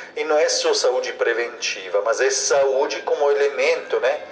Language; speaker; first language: Portuguese; non-native, fluent; Italian